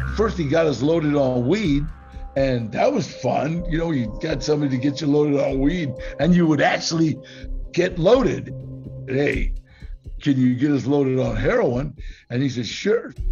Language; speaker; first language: English; native; English